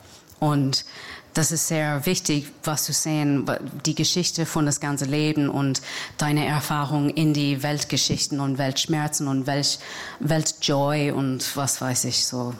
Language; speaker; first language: German; non-native, fluent; English